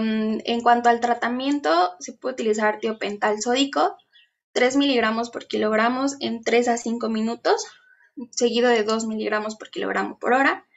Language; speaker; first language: Spanish; native; Spanish